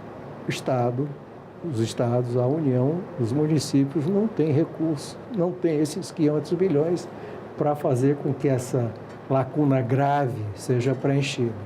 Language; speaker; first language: Portuguese; native; Portuguese